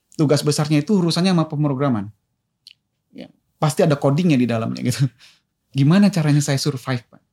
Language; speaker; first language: Indonesian; native; Indonesian